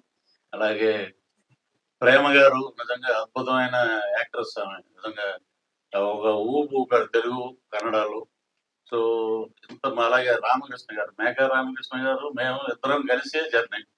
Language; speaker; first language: Telugu; native; Telugu